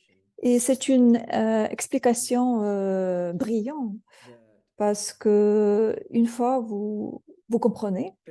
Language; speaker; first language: French; non-native, fluent; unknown